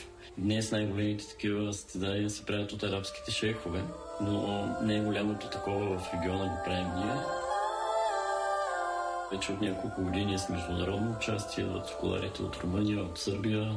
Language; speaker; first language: Bulgarian; native; Bulgarian